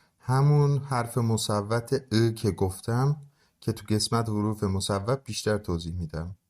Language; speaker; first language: Persian; non-native, local second language; Azerbaijani